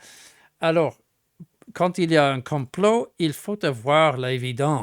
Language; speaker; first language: French; non-native, fluent; English